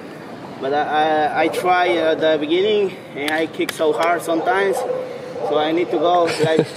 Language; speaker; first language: English; non-native, learner; Spanish